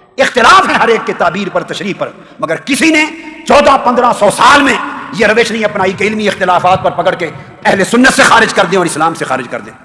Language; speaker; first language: Urdu; non-native, local second language; Punjabi